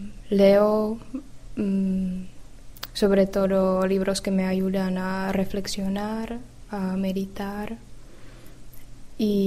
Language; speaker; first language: Spanish; non-native, fluent; Czech